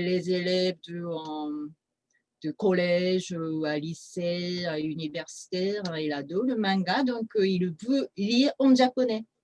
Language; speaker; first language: French; non-native, fluent; Japanese